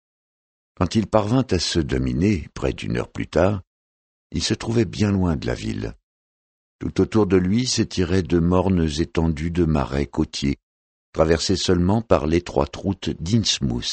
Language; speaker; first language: French; native; French